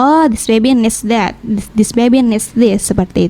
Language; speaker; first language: English; non-native, learner; Indonesian